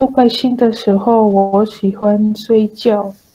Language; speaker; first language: Chinese; non-native, learner; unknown